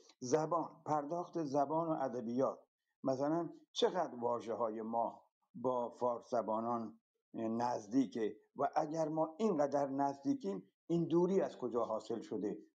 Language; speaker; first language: Persian; non-native, local second language; Baluchi